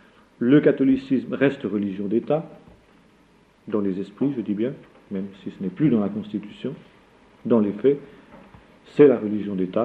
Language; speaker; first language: French; native; French